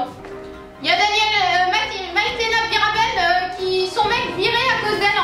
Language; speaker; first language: French; native; French